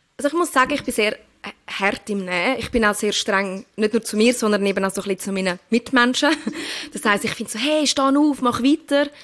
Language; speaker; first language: German; early bilingual, other home language; Turkish